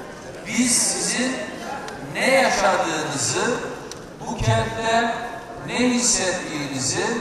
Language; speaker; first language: Turkish; native; Turkish